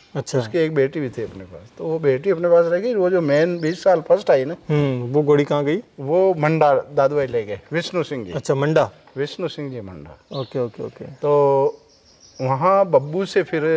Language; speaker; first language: Hindi; native; Hindi